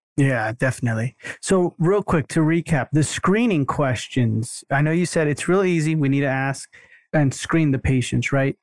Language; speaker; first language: English; native; English